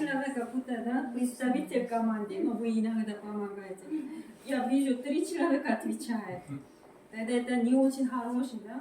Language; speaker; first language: Russian; non-native, fluent; Korean